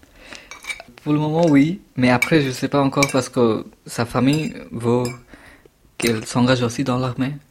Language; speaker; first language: French; non-native, fluent; Bangla